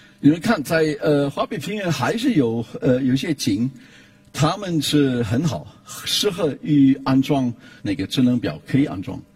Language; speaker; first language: Chinese; non-native, fluent; German